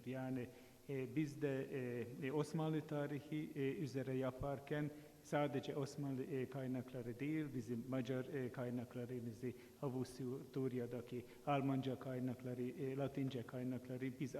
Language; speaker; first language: Turkish; non-native, fluent; Hungarian